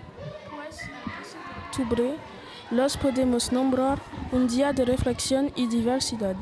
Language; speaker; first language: Spanish; non-native, learner; French